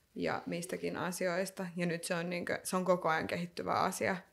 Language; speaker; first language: Finnish; native; Finnish